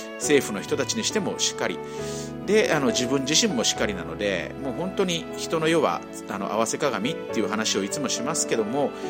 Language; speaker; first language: Japanese; native; Japanese